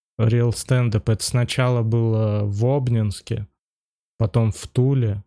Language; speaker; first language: Russian; native; Russian